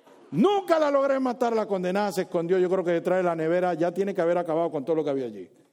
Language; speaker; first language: Spanish; native; Spanish